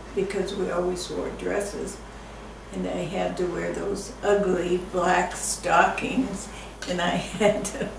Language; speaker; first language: English; native; English